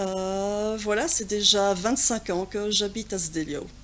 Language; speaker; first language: French; non-native, local second language; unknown